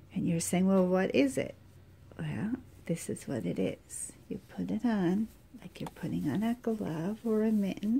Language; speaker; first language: English; native; English